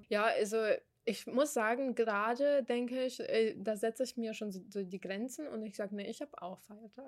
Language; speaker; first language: German; non-native, fluent; Ukrainian